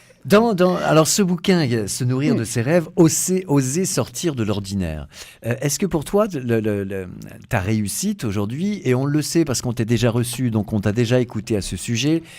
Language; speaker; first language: French; native; French